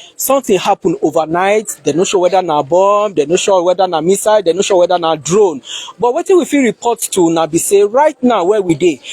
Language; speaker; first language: Nigerian Pidgin; non-native, local second language; Yoruba